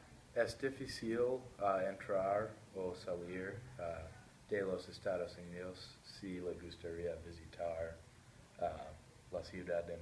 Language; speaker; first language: Spanish; non-native, learner; English